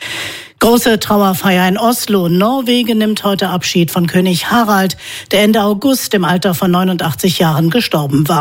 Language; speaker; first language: German; native; German